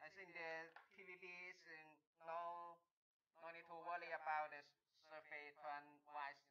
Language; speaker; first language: English; non-native, learner; Chinese